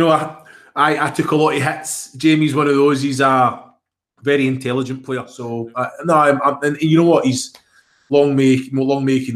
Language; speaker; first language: English; native; English